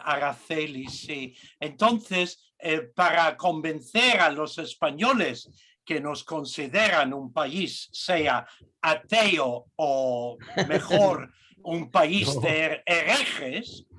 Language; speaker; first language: Spanish; non-native, fluent; English